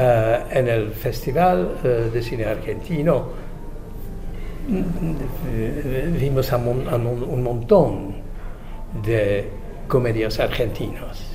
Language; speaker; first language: Spanish; non-native, fluent; Czech